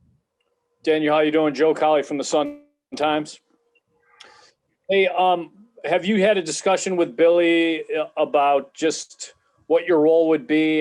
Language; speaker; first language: English; native; English